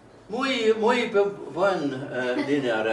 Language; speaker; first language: Spanish; non-native, learner; Estonian